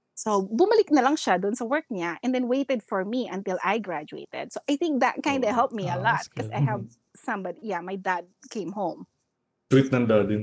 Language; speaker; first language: English; non-native, local second language; Filipino